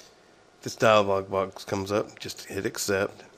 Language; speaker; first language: English; native; English